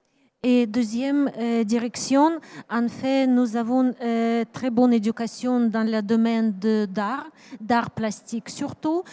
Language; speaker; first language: French; non-native, learner; Ukrainian